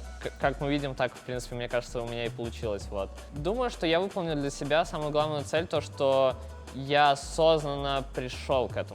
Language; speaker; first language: Russian; native; Russian